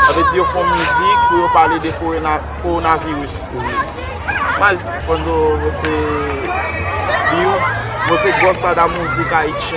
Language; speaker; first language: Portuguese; non-native, learner; Haitian Creole